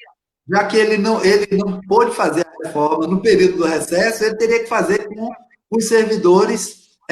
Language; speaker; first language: Portuguese; native; Portuguese